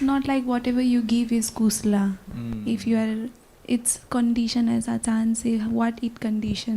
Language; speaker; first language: English; non-native, learner; Nepali